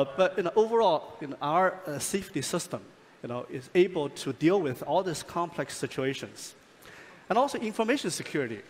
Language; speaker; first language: English; non-native, fluent; Chinese